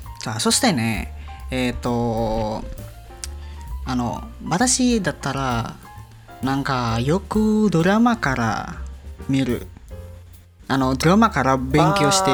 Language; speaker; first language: Japanese; non-native, learner; Indonesian